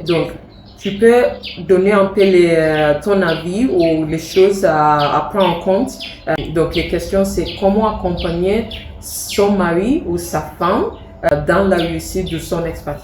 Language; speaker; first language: French; non-native, fluent; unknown